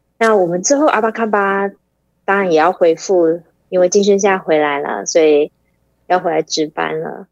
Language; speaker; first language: Chinese; native; Chinese